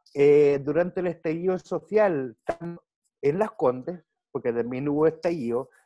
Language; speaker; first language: Spanish; early bilingual, heritage; Spanish